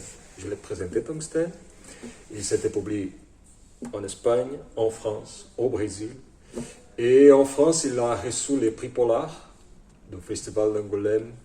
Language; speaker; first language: French; non-native, fluent; Portuguese